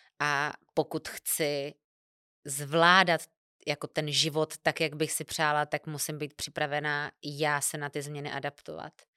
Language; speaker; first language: Czech; native; Czech